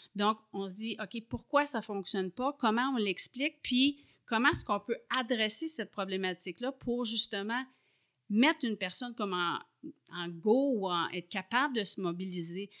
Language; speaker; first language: French; native; French